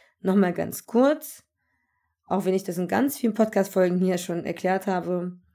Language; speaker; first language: German; early bilingual, other home language; Turkish